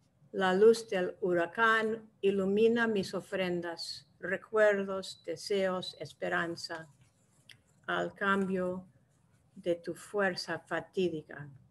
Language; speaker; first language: Spanish; non-native, fluent; English